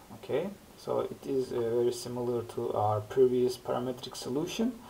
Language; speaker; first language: English; non-native, fluent; Turkish